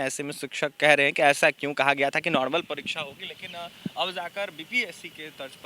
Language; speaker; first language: Hindi; native; Hindi